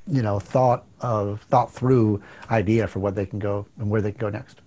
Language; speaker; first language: English; native; English